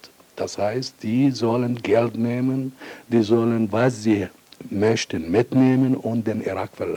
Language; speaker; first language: German; non-native, fluent; Arabic